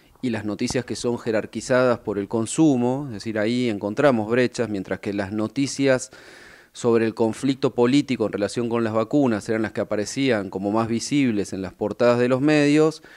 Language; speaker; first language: Spanish; native; Spanish